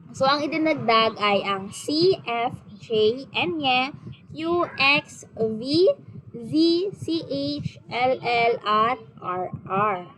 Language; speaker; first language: Filipino; native; Filipino